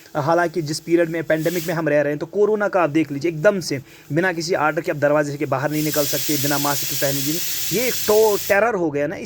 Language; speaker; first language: Hindi; native; Hindi